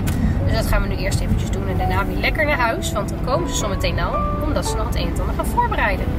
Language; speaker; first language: Dutch; native; Dutch